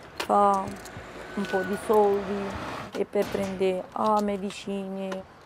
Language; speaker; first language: Italian; non-native, local second language; Romanian